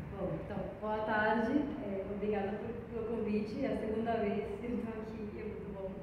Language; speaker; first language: Portuguese; non-native, fluent; Spanish